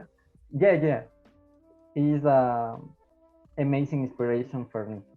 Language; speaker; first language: English; non-native, learner; Spanish